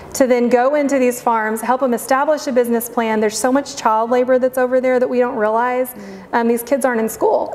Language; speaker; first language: English; native; English